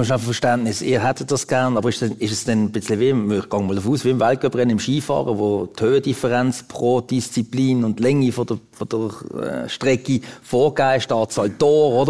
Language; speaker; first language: German; native; German